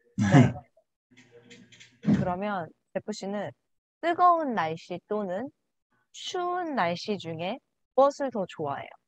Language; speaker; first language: Korean; non-native, learner; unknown